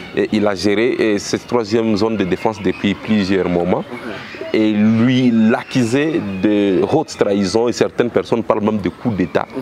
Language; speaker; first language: French; non-native, local second language; Swahili